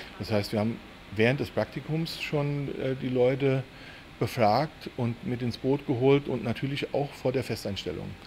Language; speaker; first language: German; native; German